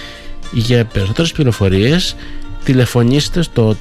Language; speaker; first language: Greek; native; Greek